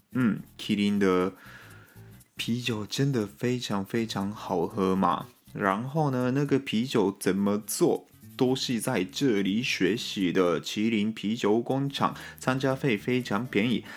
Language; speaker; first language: Chinese; non-native, fluent; Japanese